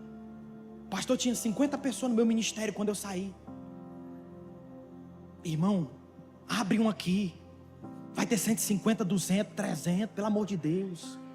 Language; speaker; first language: Portuguese; native; Portuguese